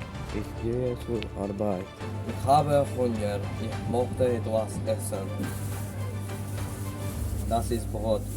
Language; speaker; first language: German; non-native, learner; Uzbek